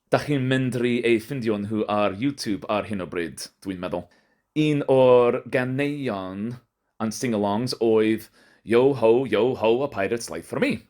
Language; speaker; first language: Welsh; non-native, learner; English